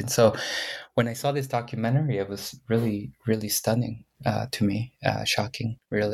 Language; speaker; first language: English; early bilingual, other home language; Spanish